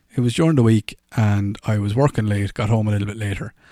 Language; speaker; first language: English; native; English